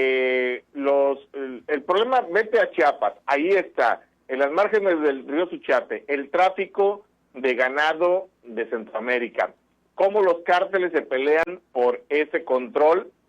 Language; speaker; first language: Spanish; native; Spanish